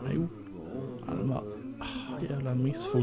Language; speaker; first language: Swedish; native; Swedish